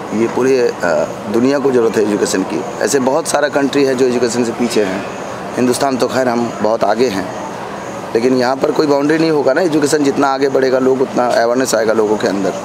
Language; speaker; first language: Hindi; native; Hindi